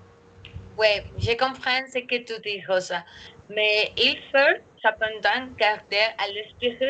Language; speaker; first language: French; non-native, learner; Spanish